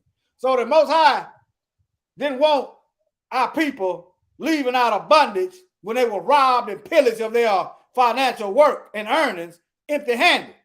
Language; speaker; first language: English; native; English